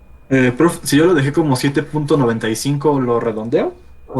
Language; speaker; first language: Spanish; native; Spanish